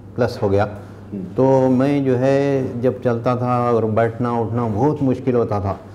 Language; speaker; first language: Hindi; non-native, local second language; Urdu